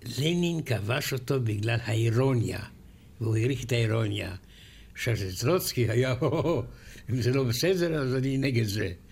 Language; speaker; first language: Hebrew; non-native, fluent; Romanian